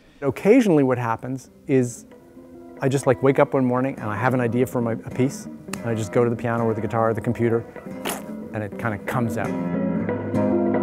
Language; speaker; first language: English; native; English